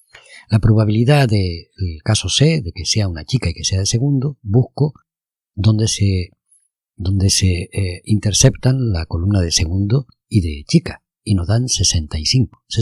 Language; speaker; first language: Spanish; native; Spanish